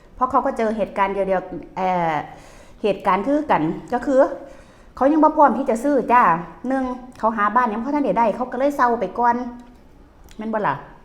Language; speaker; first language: Thai; native; Thai